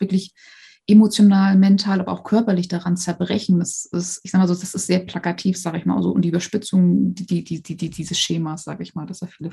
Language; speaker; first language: German; native; German